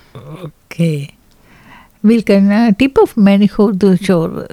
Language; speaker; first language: Swedish; non-native, learner; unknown